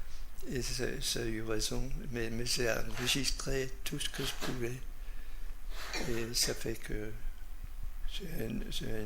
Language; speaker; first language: French; non-native, fluent; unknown